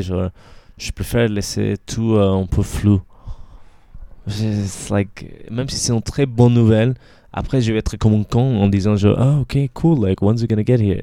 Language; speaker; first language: French; non-native, fluent; Spanish